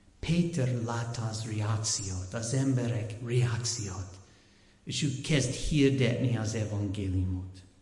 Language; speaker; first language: Hungarian; non-native, learner; English